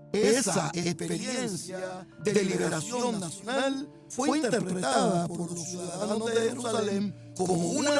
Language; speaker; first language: Spanish; native; Spanish